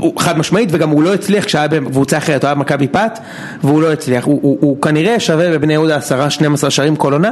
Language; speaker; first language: Hebrew; native; Hebrew